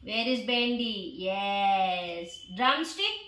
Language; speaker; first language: English; non-native, local second language; Telugu